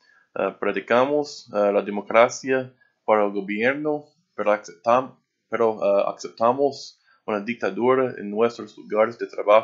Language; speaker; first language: Spanish; non-native, learner; English